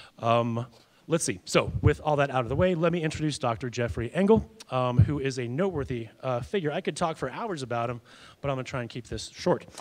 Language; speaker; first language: English; native; English